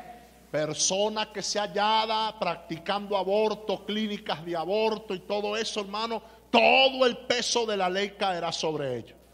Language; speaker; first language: Spanish; native; Spanish